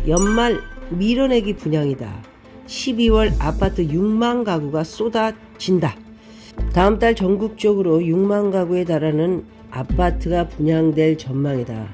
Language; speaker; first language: Korean; native; Korean